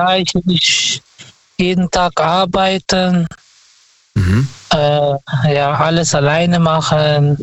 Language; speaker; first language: German; non-native, fluent; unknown